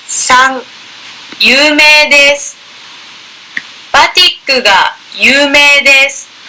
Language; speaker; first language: Japanese; non-native, learner; Indonesian